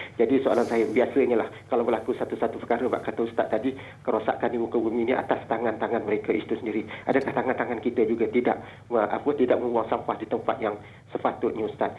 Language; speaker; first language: Malay; native; Malay